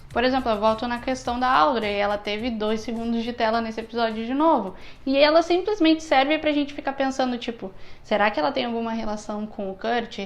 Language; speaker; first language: Portuguese; native; Portuguese